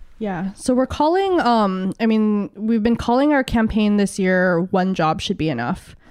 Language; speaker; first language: English; early bilingual, other home language; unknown